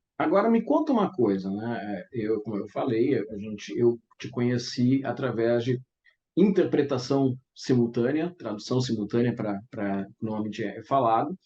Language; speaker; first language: Portuguese; native; Portuguese